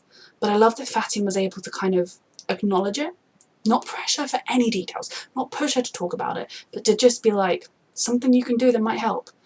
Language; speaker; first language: English; native; English